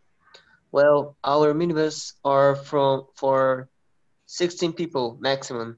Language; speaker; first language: English; non-native, learner; Portuguese